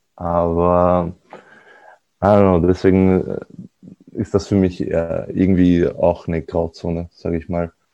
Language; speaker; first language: German; early bilingual, other home language; Arabic